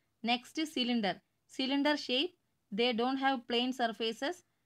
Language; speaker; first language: English; non-native, local second language; Tamil